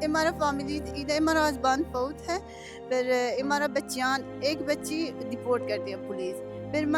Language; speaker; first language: Hindi; non-native, learner; Persian